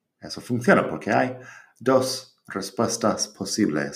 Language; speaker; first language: Spanish; non-native, fluent; English